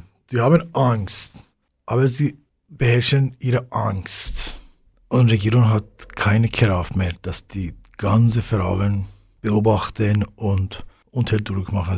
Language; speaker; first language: German; non-native, learner; Persian